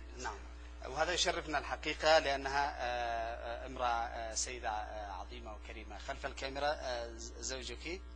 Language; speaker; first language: Arabic; native; Arabic